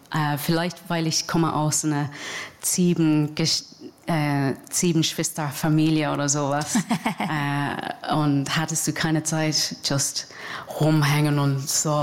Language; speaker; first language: German; non-native, fluent; English